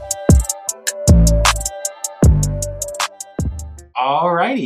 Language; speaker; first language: English; native; English